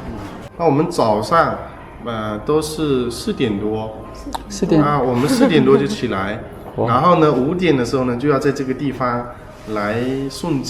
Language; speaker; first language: Chinese; native; Chinese